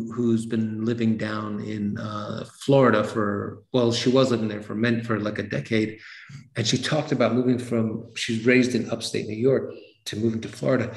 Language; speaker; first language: English; native; English